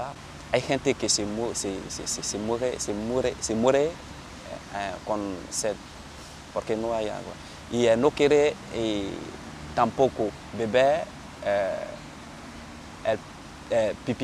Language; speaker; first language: Spanish; non-native, learner; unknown